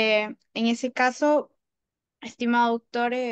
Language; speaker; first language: Spanish; native; Spanish